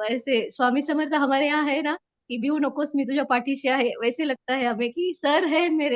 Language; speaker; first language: Hindi; native; Hindi